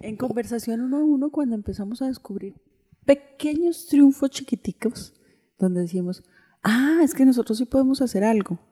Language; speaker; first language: Spanish; native; Spanish